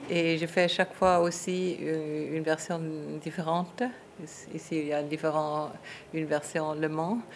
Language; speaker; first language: French; non-native, fluent; German